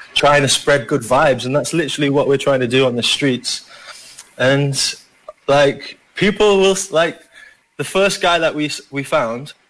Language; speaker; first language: English; native; English